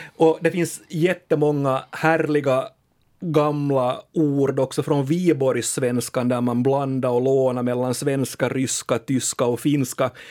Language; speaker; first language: Swedish; native; Swedish